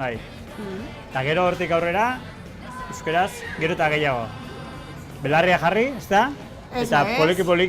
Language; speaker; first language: Basque; native; Basque